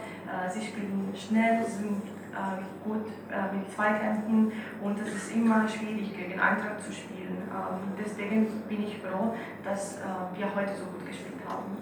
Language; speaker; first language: German; non-native, fluent; Italian